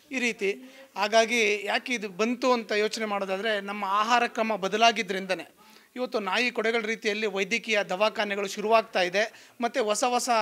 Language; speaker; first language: Kannada; native; Kannada